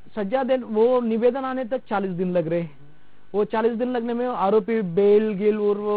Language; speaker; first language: Hindi; non-native, local second language; Telugu